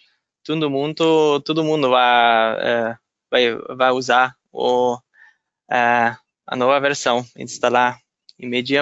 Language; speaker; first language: Portuguese; non-native, fluent; German